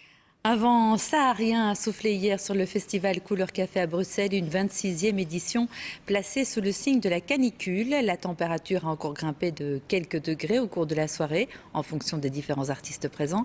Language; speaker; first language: French; native; French